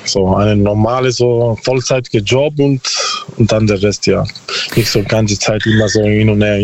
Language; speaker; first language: German; non-native, learner; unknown